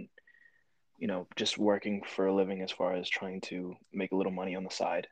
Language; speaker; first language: English; native; English